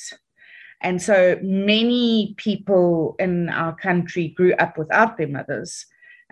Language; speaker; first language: English; native; English